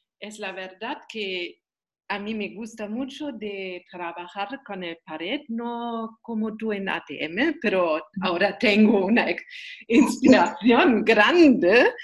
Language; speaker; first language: Spanish; non-native, learner; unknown